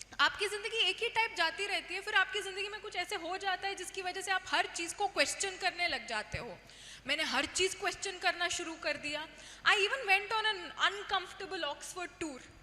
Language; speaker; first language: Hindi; non-native, local second language; Kannada